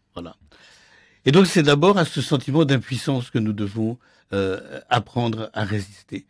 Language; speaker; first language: French; native; French